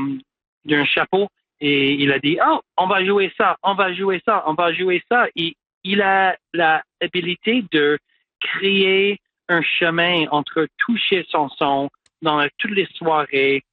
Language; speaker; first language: French; non-native, local second language; English